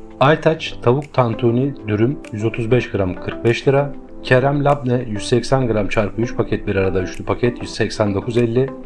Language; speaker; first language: Turkish; native; Turkish